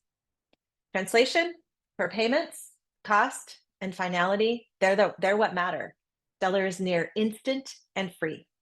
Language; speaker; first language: English; native; English